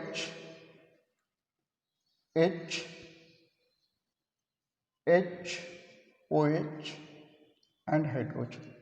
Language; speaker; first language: English; non-native, local second language; Marathi